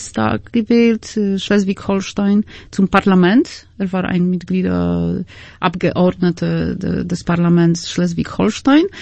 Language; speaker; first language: German; non-native, fluent; Polish